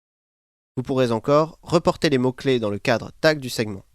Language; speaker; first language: French; native; French